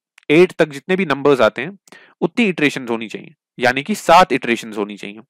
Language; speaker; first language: Hindi; non-native, local second language; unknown